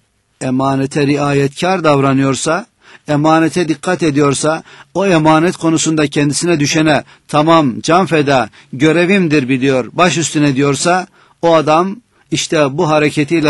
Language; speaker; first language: Turkish; native; Turkish